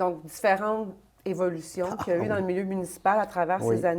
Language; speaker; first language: French; native; French